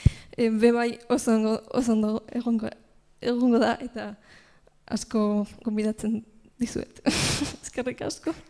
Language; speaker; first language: Basque; non-native, local second language; Spanish